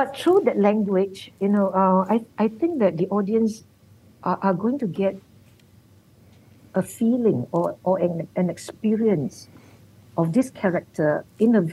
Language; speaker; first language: English; non-native, local second language; Min Nan Chinese